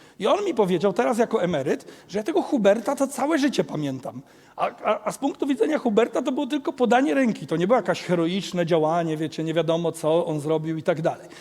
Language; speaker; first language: Polish; native; Polish